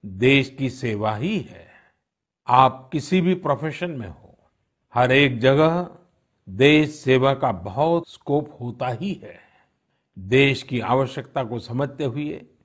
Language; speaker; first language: Hindi; non-native, local second language; Gujarati